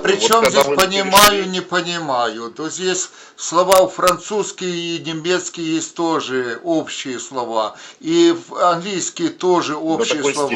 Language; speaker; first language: Russian; non-native, local second language; Ukrainian